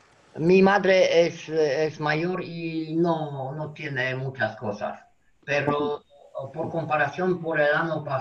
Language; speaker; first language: Spanish; non-native, fluent; Romanian